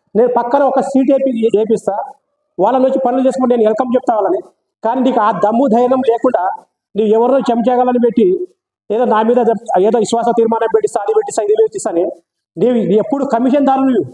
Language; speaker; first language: Telugu; non-native, local second language; Lambadi